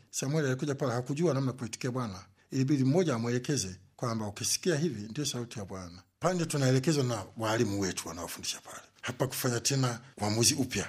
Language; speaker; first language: Swahili; native; Swahili